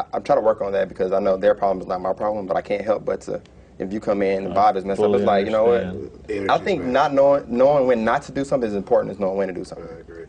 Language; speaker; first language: English; native; English